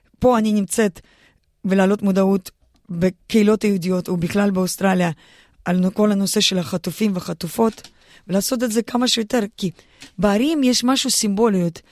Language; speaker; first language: Hebrew; non-native, fluent; Russian